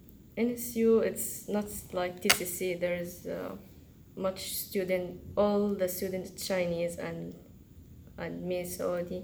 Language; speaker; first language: English; non-native, learner; Arabic